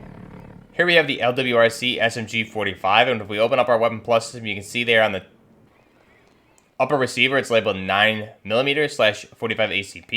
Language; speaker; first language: English; native; English